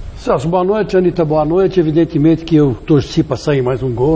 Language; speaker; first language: Portuguese; native; Portuguese